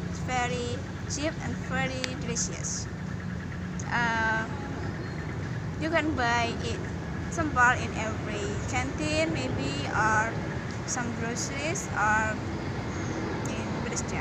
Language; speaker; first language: English; non-native, learner; Indonesian